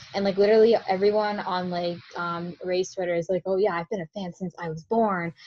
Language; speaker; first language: English; native; English